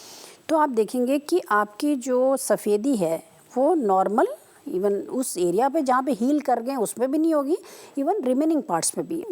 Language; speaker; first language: Hindi; native; Hindi